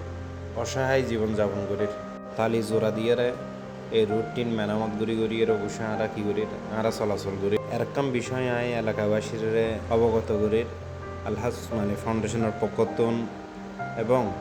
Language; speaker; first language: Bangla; non-native, local second language; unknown